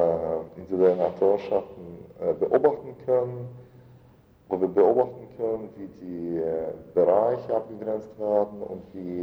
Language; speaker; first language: German; non-native, fluent; Russian